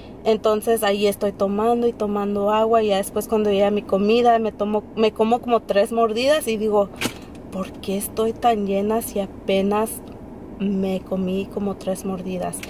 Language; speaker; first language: Spanish; early bilingual, heritage; Spanish